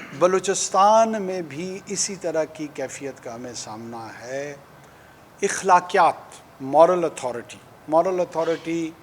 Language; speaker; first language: Urdu; non-native, local second language; Pashto